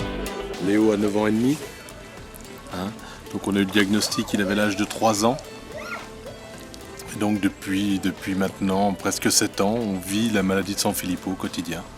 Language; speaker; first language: French; native; French